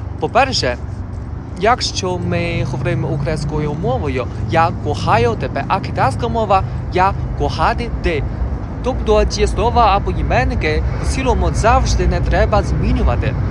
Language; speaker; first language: Ukrainian; non-native, learner; Chinese